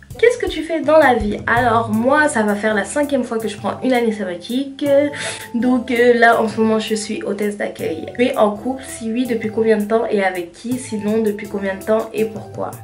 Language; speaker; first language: French; early bilingual, other home language; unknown